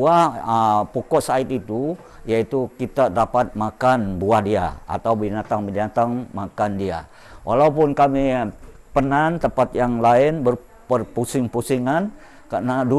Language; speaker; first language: Indonesian; non-native, local second language; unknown